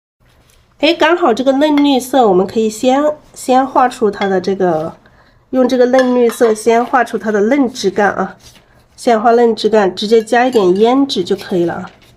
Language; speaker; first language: Chinese; native; Chinese